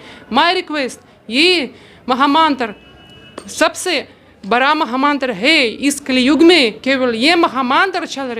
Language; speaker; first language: Hindi; non-native, learner; Russian